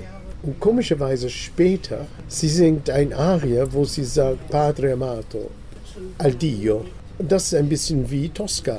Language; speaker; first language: German; non-native, fluent; English